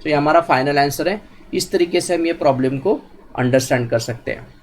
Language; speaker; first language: Hindi; non-native, local second language; Marathi